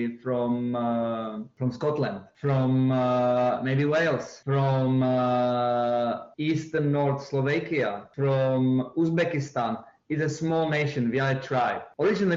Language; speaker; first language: English; non-native, fluent; Czech